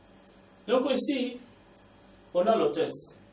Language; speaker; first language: French; non-native, learner; Swahili